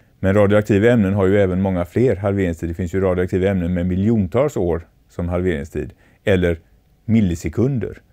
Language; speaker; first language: Swedish; native; Swedish